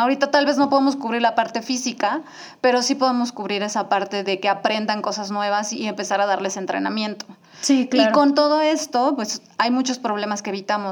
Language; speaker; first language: Spanish; native; Spanish